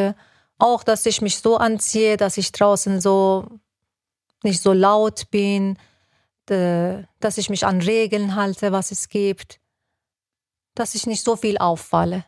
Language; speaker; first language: German; non-native, fluent; Persian